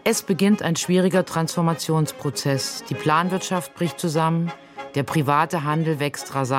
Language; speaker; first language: German; native; German